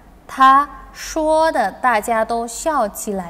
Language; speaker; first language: Chinese; non-native, fluent; Indonesian